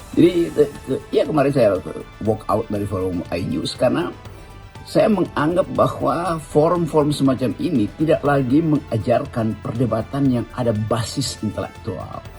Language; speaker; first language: Indonesian; native; Indonesian